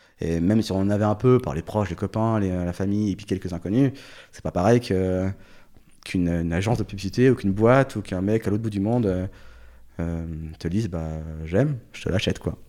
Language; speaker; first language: French; early bilingual, other home language; Portuguese